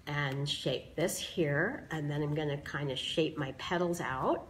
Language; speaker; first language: English; native; English